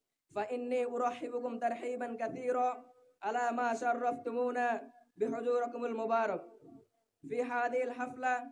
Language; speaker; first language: Arabic; non-native, learner; Bangla